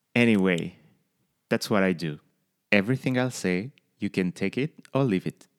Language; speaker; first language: English; non-native, fluent; French